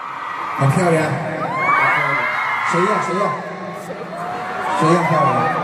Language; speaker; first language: Chinese; non-native, learner; Korean